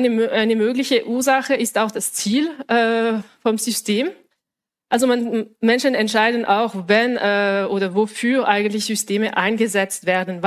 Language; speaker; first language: German; non-native, local second language; French